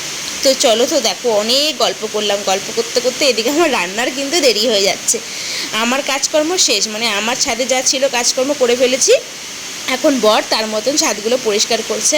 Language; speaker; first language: Bangla; native; Bangla